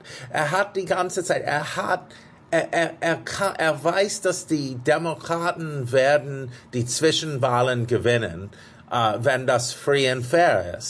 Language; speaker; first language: German; non-native, fluent; English